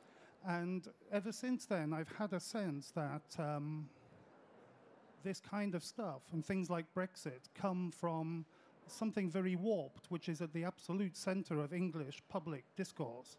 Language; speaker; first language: English; early bilingual, other home language; French